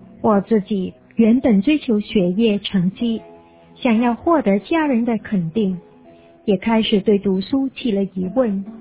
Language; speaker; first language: Chinese; native; Chinese